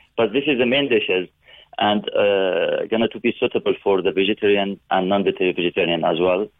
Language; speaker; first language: English; non-native, learner; Arabic